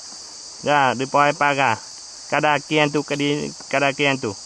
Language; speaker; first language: Portuguese; non-native, learner; Vietnamese